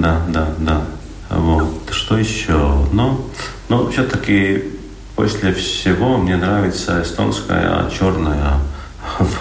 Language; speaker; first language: Russian; non-native, local second language; Estonian